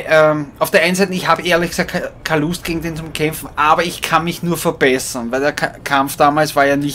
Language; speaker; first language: German; native; German